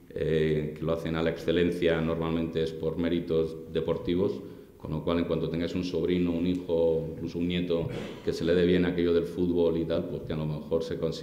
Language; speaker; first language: Spanish; native; Spanish